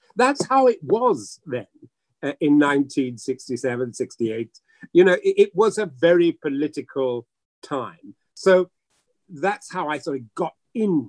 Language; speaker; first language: English; native; English